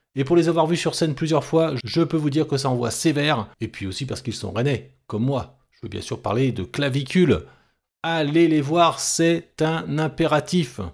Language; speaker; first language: French; native; French